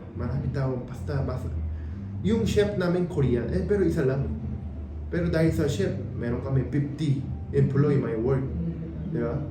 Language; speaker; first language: Filipino; non-native, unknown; Korean